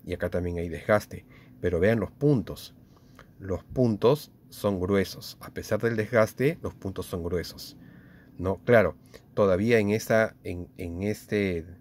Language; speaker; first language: Spanish; native; Spanish